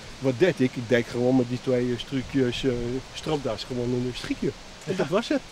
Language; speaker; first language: Dutch; non-native, fluent; French